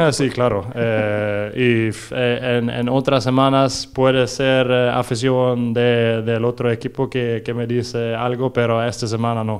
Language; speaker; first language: Spanish; non-native, learner; Norwegian